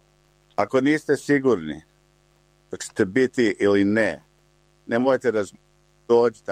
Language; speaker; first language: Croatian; early bilingual, heritage; Croatian